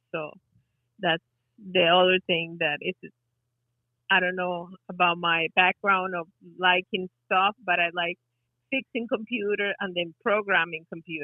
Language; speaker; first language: English; non-native, fluent; Spanish